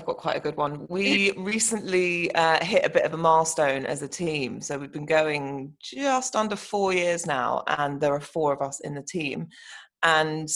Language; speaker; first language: English; native; English